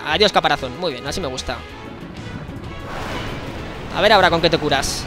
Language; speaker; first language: Spanish; native; Spanish